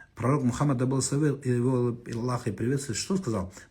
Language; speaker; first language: Russian; non-native, local second language; Kazakh